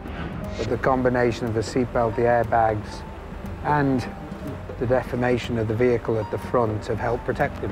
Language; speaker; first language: English; native; English